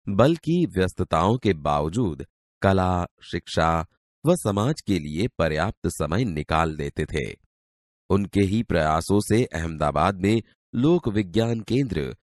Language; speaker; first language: Hindi; non-native, local second language; Gujarati